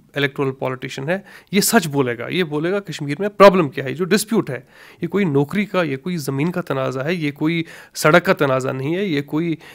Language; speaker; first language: Urdu; non-native, local second language; Kashmiri